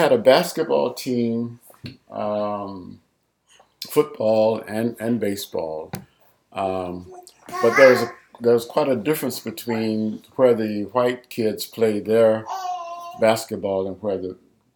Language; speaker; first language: English; native; English